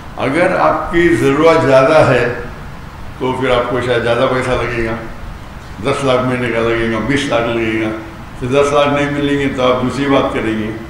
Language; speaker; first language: Urdu; non-native, local second language; Konkani